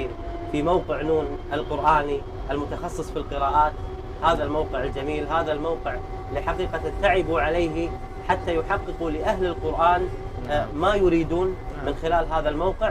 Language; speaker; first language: Arabic; native; Arabic